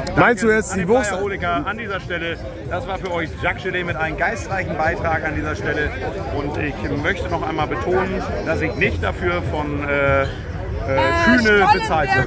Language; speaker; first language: German; native; German